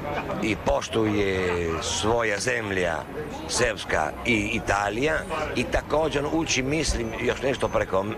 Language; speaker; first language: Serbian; non-native, learner; Italian